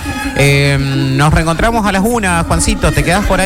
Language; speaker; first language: Spanish; native; Spanish